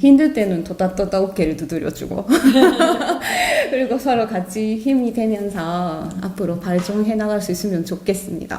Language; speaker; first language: Korean; non-native, fluent; Japanese